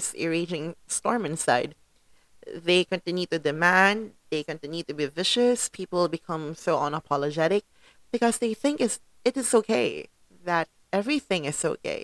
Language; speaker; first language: English; non-native, local second language; Cebuano